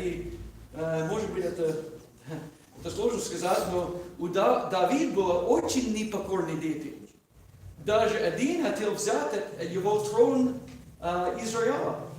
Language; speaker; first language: Russian; non-native, learner; English